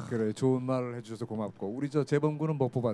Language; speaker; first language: Korean; native; Korean